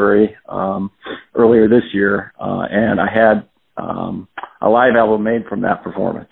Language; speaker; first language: English; native; English